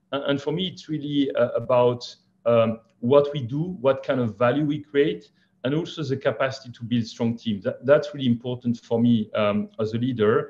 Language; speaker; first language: English; non-native, fluent; French